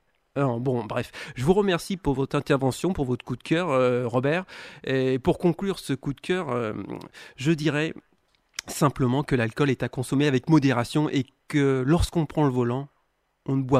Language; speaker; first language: French; native; French